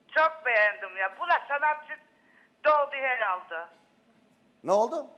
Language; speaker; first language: Turkish; native; Turkish